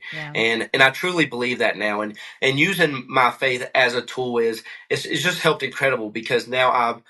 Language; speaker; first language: English; native; English